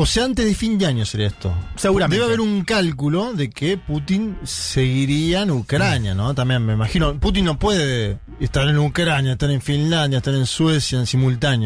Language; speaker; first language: Spanish; native; Spanish